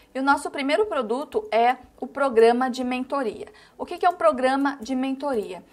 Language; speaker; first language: Portuguese; native; Portuguese